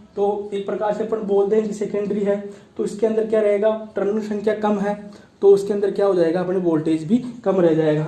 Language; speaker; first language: Hindi; native; Hindi